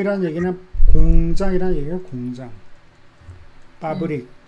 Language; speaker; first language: Korean; native; Korean